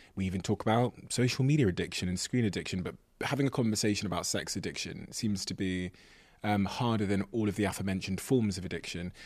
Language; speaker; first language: English; native; English